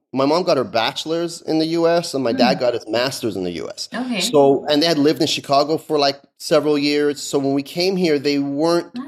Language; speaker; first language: English; early bilingual, other home language; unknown